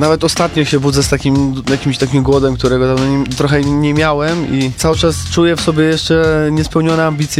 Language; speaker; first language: Polish; native; Polish